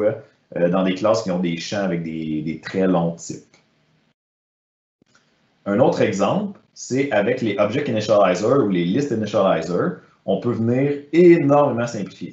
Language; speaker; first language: French; native; French